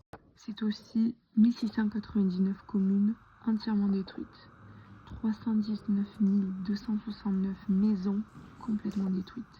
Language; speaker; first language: French; native; French